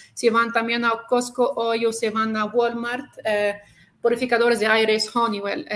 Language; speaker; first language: Spanish; non-native, fluent; Arabic